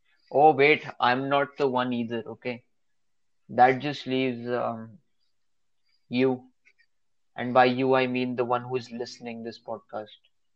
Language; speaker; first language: English; non-native, local second language; Hindi